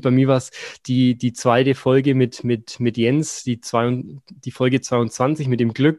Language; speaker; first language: German; native; German